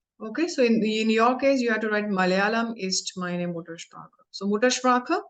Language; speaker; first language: German; non-native, learner; Hindi